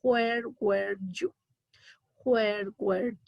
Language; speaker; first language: English; non-native, learner; Spanish